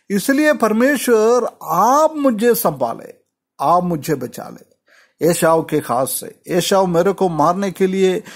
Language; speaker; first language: Hindi; non-native, local second language; Malayalam